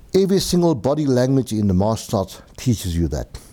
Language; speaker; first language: English; native; English